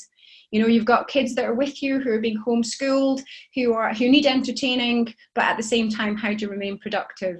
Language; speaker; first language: English; native; English